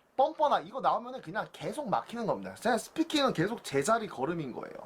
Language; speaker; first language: Korean; native; Korean